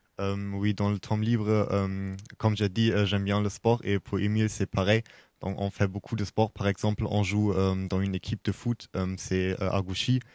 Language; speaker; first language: French; non-native, learner; German